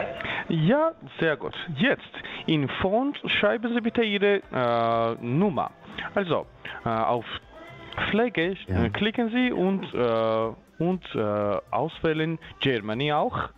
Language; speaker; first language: German; non-native, learner; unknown